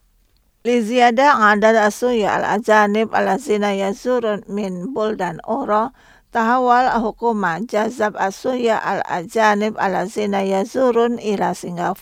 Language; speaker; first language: Arabic; non-native, fluent; Indonesian